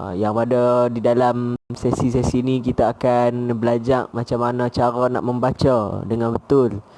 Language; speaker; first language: Malay; native; Malay